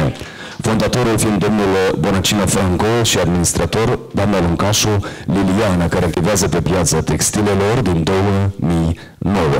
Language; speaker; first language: Romanian; native; Romanian